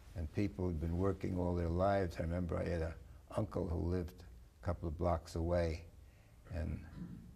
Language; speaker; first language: English; native; English